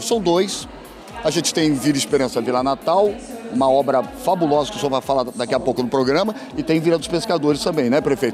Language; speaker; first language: Portuguese; native; Portuguese